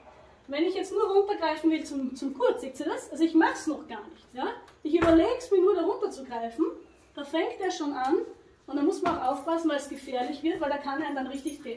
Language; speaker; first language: German; native; German